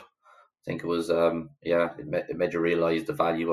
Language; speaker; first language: English; native; English